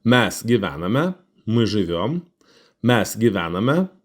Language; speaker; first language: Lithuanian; non-native, fluent; Russian